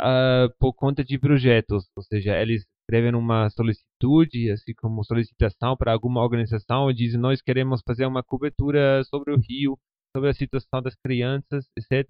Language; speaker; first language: Portuguese; non-native, fluent; Spanish